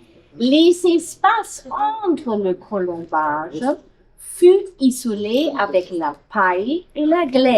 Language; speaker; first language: French; non-native, fluent; German